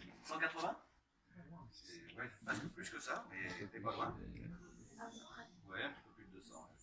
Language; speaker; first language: French; native; French